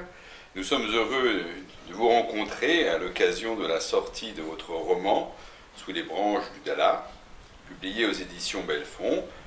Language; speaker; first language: French; native; French